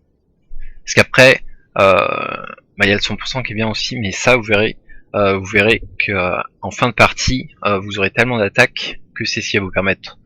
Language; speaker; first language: French; native; French